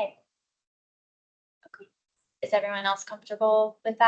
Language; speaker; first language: English; native; English